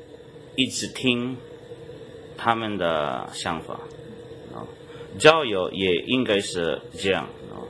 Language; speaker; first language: Chinese; non-native, fluent; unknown